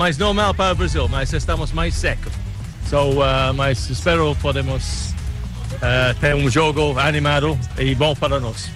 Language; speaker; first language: Portuguese; non-native, learner; English